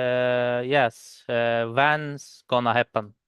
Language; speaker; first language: English; non-native, learner; Turkish